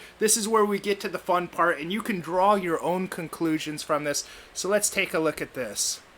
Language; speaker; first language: English; native; English